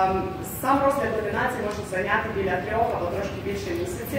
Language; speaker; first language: Ukrainian; native; Ukrainian